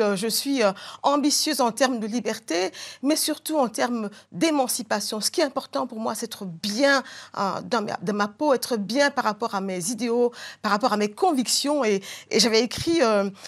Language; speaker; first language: French; non-native, local second language; Bambara